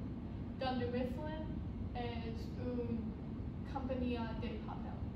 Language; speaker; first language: Spanish; non-native, learner; English